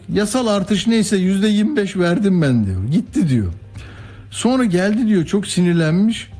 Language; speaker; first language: Turkish; native; Turkish